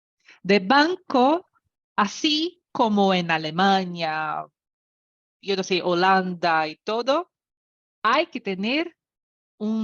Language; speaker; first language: Spanish; non-native, learner; Portuguese